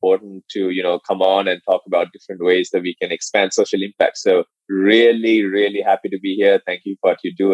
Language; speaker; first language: English; non-native, local second language; Sinhala